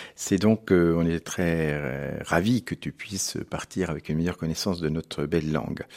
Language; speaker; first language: French; native; French